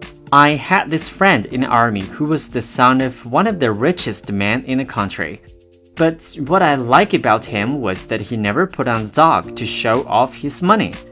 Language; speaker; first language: English; non-native, fluent; Chinese